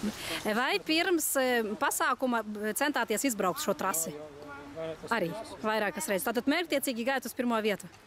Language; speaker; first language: Latvian; native; Latvian